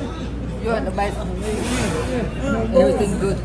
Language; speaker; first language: English; non-native, learner; Vietnamese